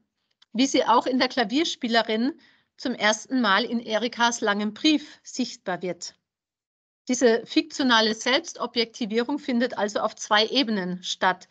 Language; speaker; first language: German; native; German